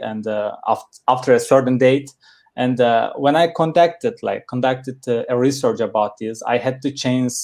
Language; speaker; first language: English; non-native, learner; Turkish